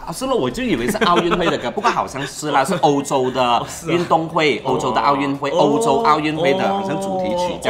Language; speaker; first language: Chinese; native; Chinese